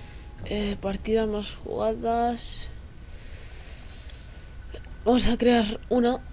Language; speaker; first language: Spanish; native; Spanish